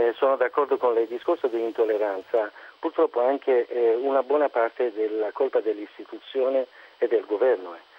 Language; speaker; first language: Italian; non-native, fluent; Persian